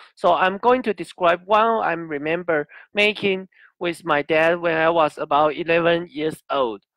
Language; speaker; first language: English; non-native, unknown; Chinese